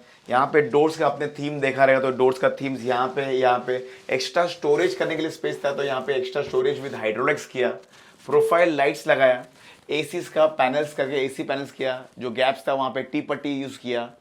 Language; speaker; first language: Hindi; non-native, local second language; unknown